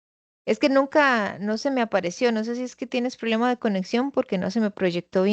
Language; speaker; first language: Spanish; native; Spanish